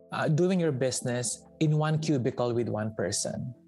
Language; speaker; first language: English; non-native, local second language; Filipino